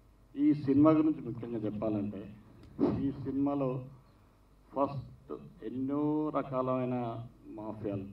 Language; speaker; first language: Telugu; native; Telugu